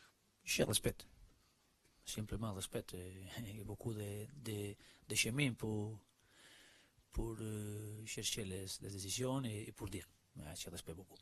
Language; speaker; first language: French; non-native, learner; Spanish